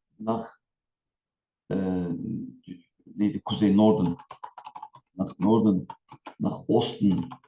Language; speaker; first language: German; non-native, fluent; Turkish